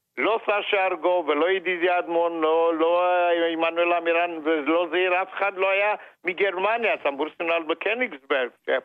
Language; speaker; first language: Hebrew; non-native, fluent; Romanian